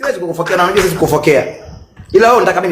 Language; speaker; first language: Swahili; native; Swahili